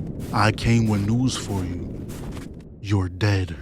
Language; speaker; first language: English; native; English